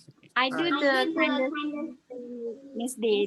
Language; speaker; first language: English; non-native, learner; Indonesian